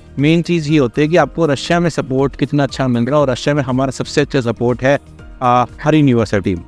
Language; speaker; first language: Hindi; native; Hindi